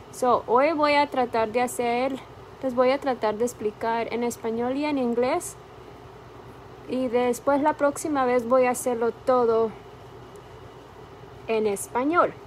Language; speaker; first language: Spanish; early bilingual, heritage; Spanish